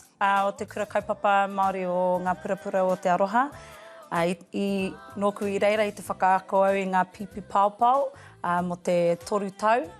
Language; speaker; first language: Māori; non-native, local second language; English